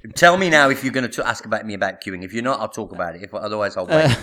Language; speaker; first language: English; native; English